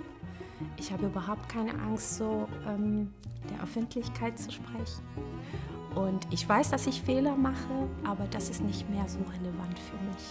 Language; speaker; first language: German; non-native, fluent; Portuguese